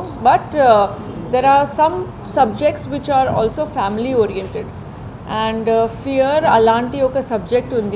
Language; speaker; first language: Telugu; non-native, fluent; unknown